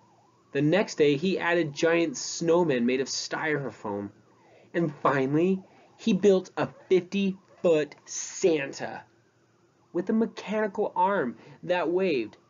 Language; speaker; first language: English; native; English